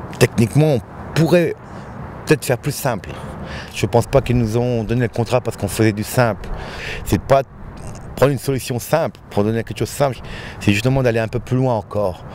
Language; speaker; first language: French; native; French